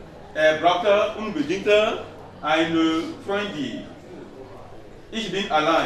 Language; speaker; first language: German; non-native, learner; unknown